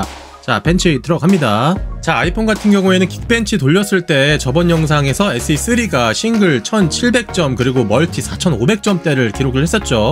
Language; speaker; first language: Korean; native; Korean